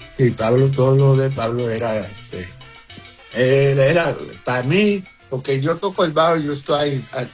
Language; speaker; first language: Spanish; early bilingual, heritage; Spanish